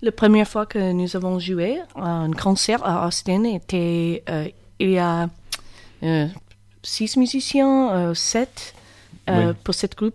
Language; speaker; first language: French; non-native, learner; English